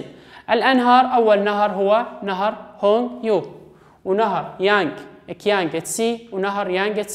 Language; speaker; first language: Arabic; non-native, local second language; Kurdish